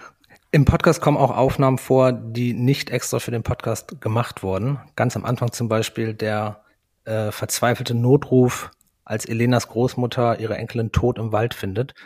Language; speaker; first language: German; native; German